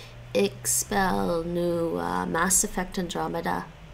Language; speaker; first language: Dutch; non-native, learner; English